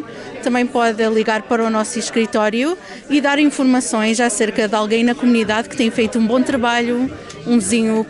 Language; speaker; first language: Portuguese; early bilingual, other home language; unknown